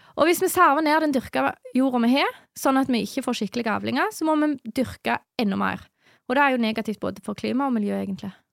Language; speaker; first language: Norwegian; native; Norwegian